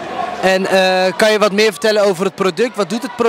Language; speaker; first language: Dutch; native; Dutch